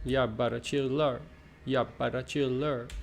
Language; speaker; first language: Swedish; non-native, learner; English